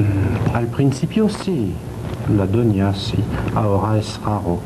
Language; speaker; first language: Spanish; non-native, learner; French